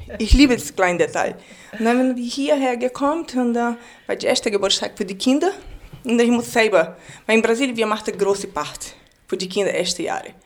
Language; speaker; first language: German; non-native, learner; Portuguese